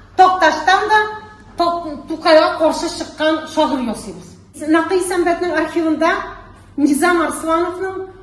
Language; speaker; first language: Tatar; non-native, local second language; Russian